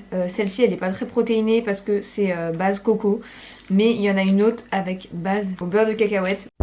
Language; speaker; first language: French; native; French